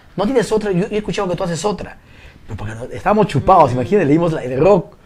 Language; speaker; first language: Spanish; native; Spanish